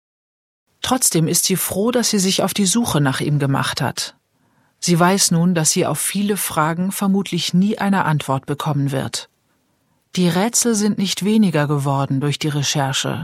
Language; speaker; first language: German; native; German